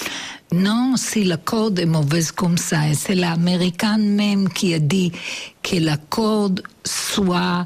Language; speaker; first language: French; non-native, learner; Hebrew